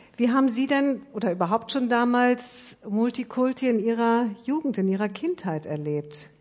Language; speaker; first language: German; native; German